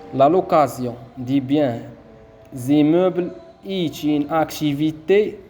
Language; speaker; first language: French; non-native, local second language; Arabic